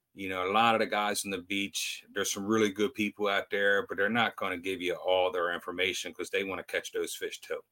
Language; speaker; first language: English; native; English